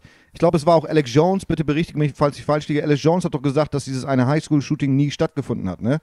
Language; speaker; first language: German; native; German